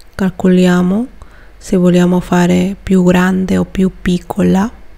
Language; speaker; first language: Italian; non-native, fluent; Spanish